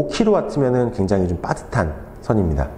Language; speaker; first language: Korean; native; Korean